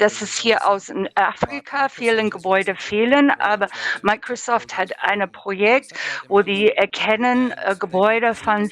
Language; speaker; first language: German; non-native, learner; English